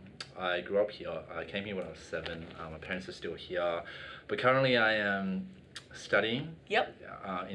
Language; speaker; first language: English; native; English